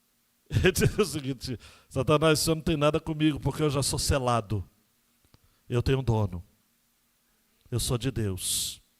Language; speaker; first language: Portuguese; native; Portuguese